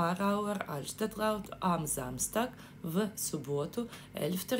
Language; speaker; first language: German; non-native, fluent; Ukrainian